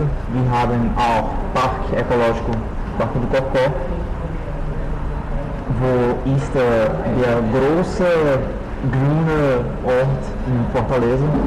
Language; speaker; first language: German; non-native, learner; Portuguese